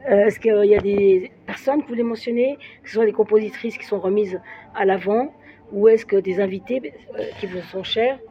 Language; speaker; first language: French; native; French